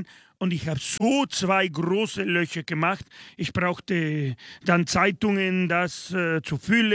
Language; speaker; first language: German; non-native, fluent; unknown